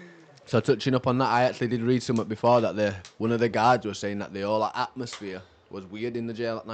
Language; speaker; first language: English; native; English